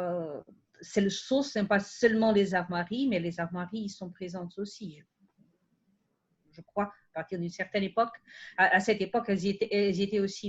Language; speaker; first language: French; non-native, fluent; Portuguese